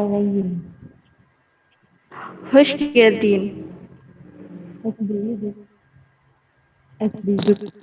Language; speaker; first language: Turkish; non-native, learner; Indonesian